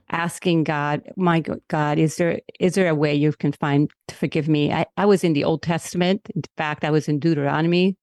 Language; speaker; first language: English; non-native, local second language; Spanish